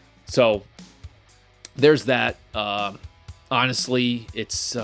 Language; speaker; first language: English; native; English